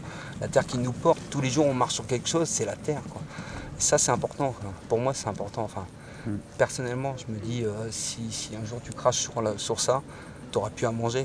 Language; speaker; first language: French; native; French